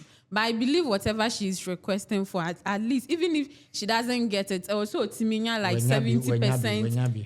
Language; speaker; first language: English; non-native, local second language; Akan